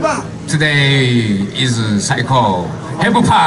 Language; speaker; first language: English; non-native, learner; Japanese